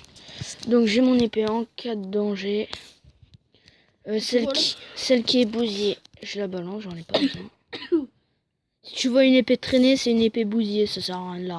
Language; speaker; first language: French; native; French